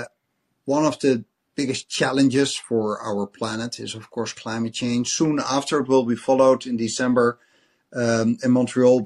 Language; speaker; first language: English; non-native, fluent; Dutch